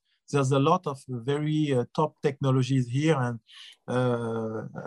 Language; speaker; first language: English; non-native, fluent; French